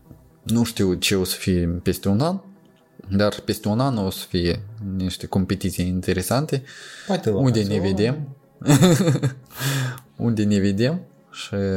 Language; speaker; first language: Romanian; non-native, local second language; Russian